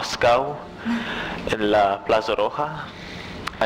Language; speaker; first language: Spanish; non-native, learner; Russian